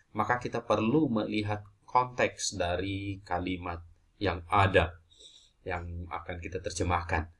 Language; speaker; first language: Indonesian; native; Indonesian